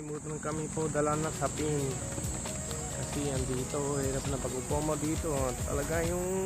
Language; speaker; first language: Filipino; non-native, learner; Punjabi